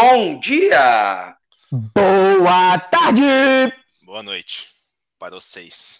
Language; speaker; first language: Portuguese; native; Portuguese